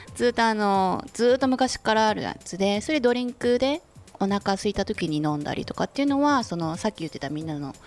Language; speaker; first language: Japanese; non-native, fluent; Korean